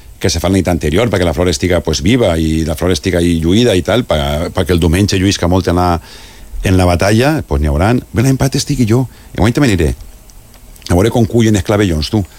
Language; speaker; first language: Catalan; native; Catalan